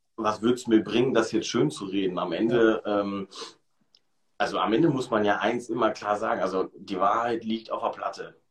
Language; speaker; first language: German; native; German